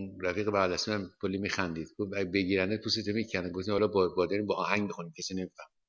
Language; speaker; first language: Persian; native; Persian